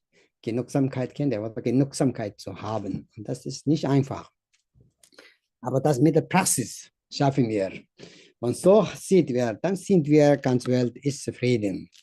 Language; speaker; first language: German; non-native, learner; Tibetan